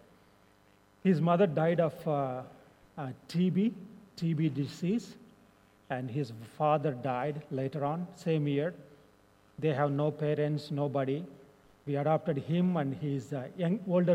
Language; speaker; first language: English; non-native, local second language; Telugu